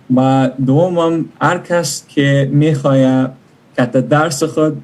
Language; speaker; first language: Persian; early bilingual, other home language; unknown